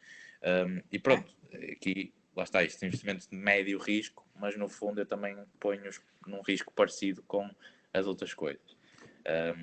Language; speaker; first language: Portuguese; native; Portuguese